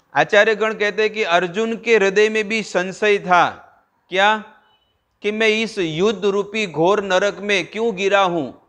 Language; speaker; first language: Hindi; non-native, local second language; Gujarati